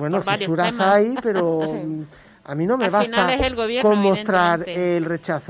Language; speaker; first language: Spanish; native; Spanish